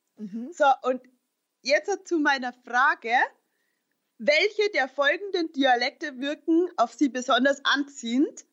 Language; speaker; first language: German; native; German